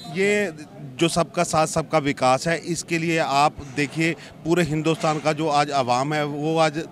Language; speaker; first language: Hindi; native; Hindi